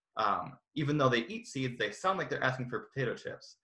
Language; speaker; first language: English; native; English